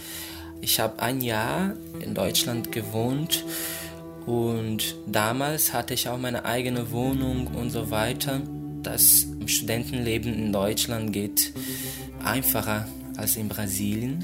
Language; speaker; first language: German; non-native, fluent; Portuguese